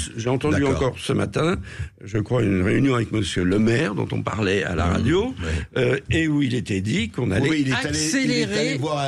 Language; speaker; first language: French; native; French